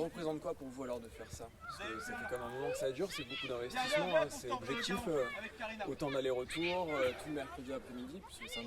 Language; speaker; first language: French; native; French